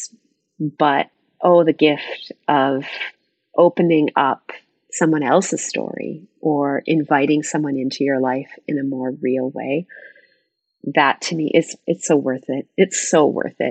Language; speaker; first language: English; native; English